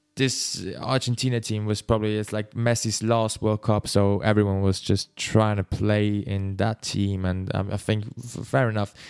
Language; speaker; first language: English; non-native, fluent; Swiss German